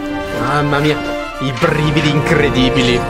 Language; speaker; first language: Italian; native; Italian